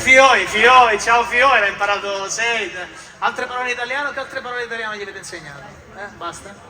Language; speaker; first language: Italian; native; Italian